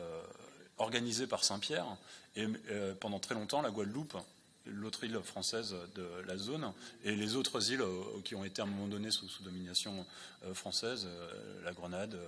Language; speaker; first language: French; native; French